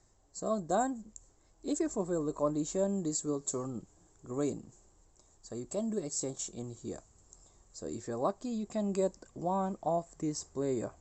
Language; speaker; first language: English; non-native, learner; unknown